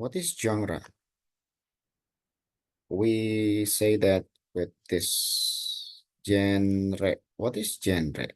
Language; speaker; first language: English; non-native, local second language; Indonesian